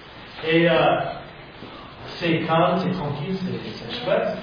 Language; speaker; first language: French; non-native, fluent; English